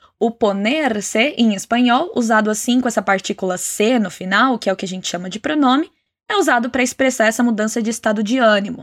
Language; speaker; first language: Portuguese; native; Portuguese